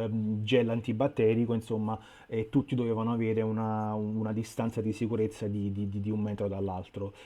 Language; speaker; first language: Italian; native; Italian